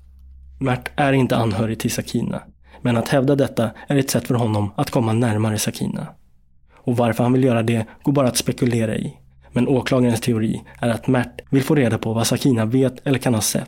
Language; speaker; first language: Swedish; native; Swedish